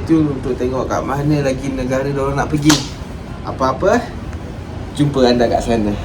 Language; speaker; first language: Malay; native; Malay